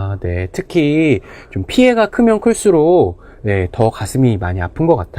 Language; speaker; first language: Korean; native; Korean